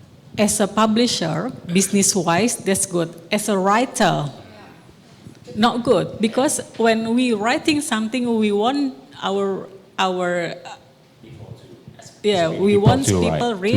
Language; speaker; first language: English; non-native, local second language; Indonesian